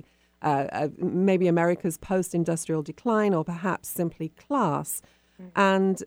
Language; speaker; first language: English; native; English